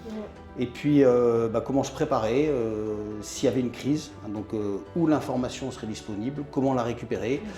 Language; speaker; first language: French; native; French